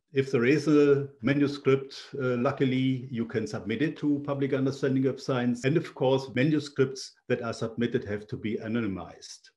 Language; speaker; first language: English; non-native, fluent; German